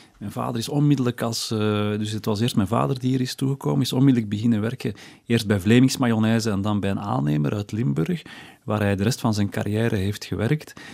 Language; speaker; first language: Dutch; early bilingual, other home language; Berber languages